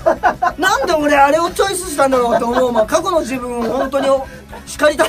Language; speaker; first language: Japanese; native; Japanese